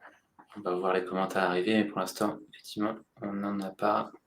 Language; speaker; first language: French; native; French